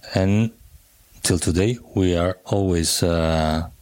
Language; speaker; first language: English; non-native, fluent; Catalan